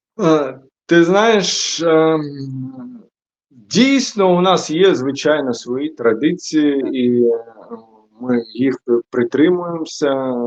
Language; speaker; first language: Ukrainian; non-native, local second language; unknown